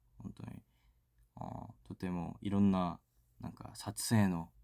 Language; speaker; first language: Japanese; non-native, fluent; Korean